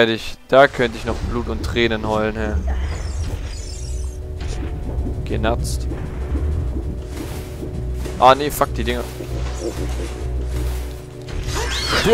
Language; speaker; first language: German; native; German